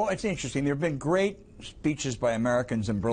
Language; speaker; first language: English; native; English